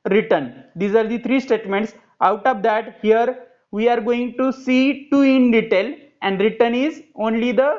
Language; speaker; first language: English; non-native, local second language; Marathi